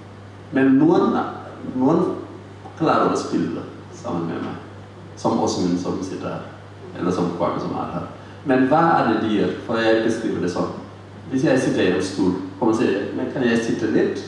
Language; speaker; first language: Norwegian; non-native, fluent; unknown